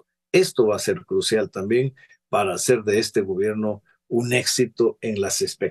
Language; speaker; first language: Spanish; native; Spanish